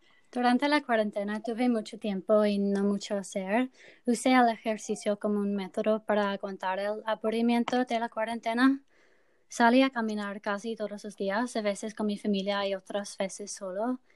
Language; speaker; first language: Spanish; non-native, learner; English